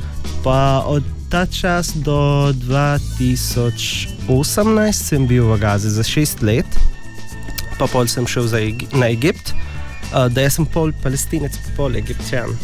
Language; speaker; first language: Slovenian; non-native, learner; Arabic